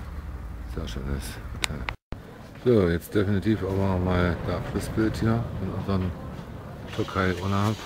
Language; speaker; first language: German; native; German